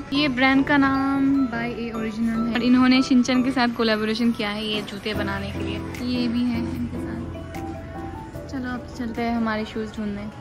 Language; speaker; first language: Hindi; non-native, local second language; Bangla